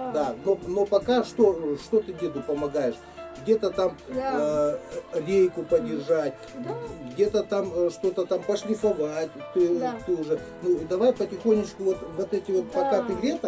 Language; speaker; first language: Russian; native; Russian